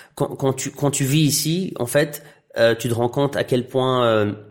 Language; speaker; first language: French; non-native, local second language; Arabic